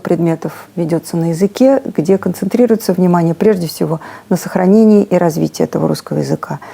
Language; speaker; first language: Russian; native; Russian